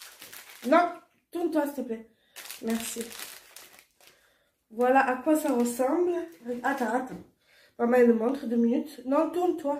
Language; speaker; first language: French; native; French